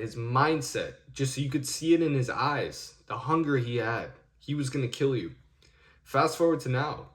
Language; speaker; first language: English; native; English